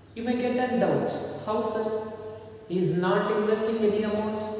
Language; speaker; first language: English; non-native, local second language; Kannada